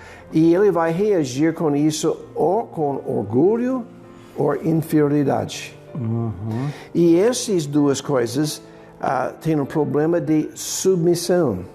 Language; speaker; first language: Portuguese; non-native, fluent; English